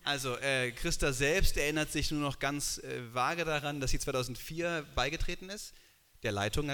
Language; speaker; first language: German; native; German